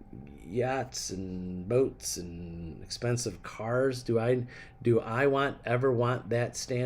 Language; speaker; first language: English; native; English